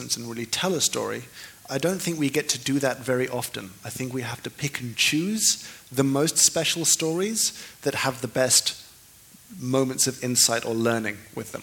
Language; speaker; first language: English; native; English